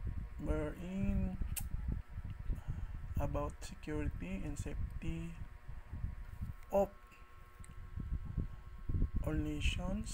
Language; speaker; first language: English; non-native, learner; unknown